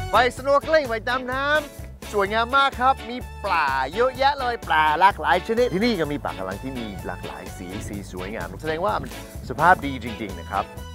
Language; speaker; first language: Thai; non-native, fluent; English